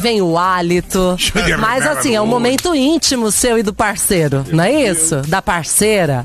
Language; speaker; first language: Portuguese; native; Portuguese